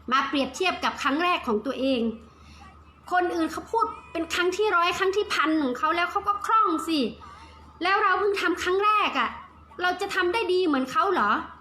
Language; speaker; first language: Thai; native; Thai